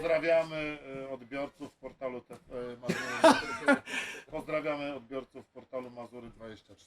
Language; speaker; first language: Polish; native; Polish